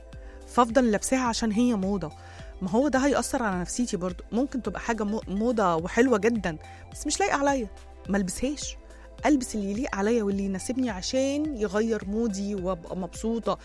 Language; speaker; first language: Arabic; native; Arabic